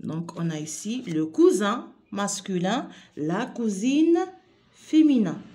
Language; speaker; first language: French; non-native, local second language; Arabic